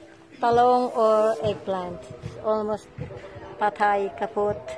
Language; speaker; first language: English; non-native, local second language; Filipino